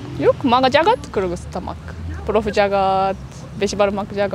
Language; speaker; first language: Kyrgyz; non-native, learner; Japanese